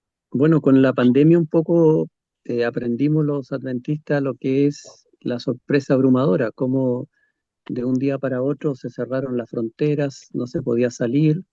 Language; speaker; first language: Spanish; native; Spanish